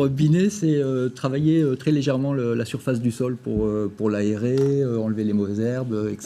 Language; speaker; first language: French; native; French